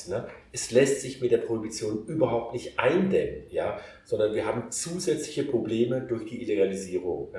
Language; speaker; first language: German; native; German